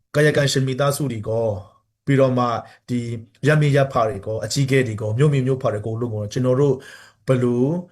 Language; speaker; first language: Burmese; non-native, local second language; Hakha Chin